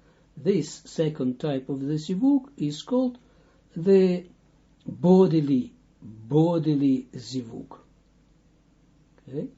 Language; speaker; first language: English; non-native, fluent; Dutch